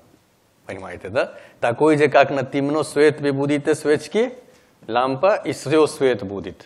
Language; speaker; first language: Russian; non-native, learner; Hindi